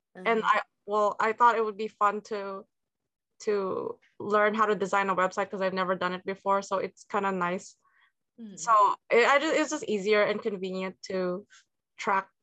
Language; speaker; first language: English; native; English